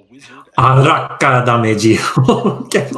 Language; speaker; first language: Japanese; non-native, learner; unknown